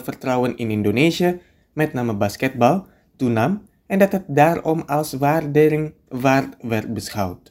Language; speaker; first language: Dutch; non-native, fluent; Indonesian